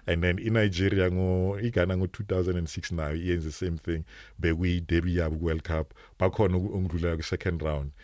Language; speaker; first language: Zulu; non-native, local second language; Northern Sotho